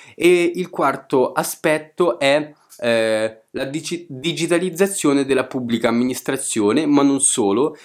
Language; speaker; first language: Italian; native; Italian